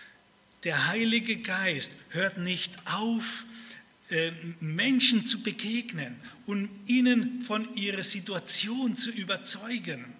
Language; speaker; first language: German; early bilingual, other home language; Spanish